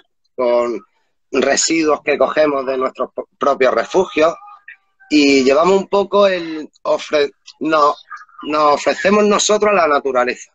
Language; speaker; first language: Spanish; native; Spanish